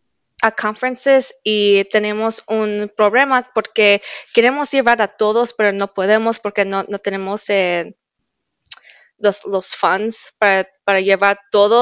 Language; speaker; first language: Spanish; early bilingual, heritage; Spanish